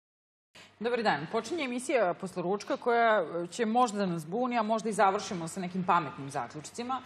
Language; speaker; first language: Serbian; native; Serbian